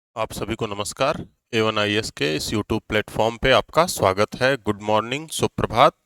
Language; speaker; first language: Hindi; native; Hindi